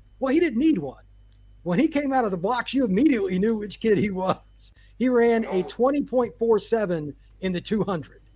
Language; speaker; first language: English; native; English